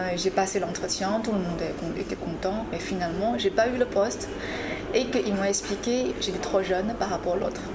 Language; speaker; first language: French; non-native, fluent; Chinese